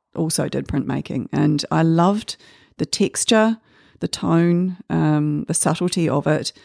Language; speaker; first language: English; native; English